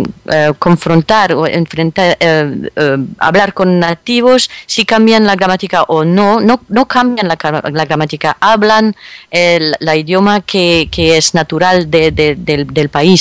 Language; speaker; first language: Spanish; non-native, fluent; French